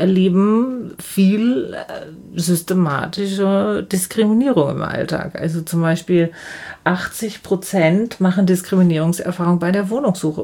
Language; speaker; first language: German; native; German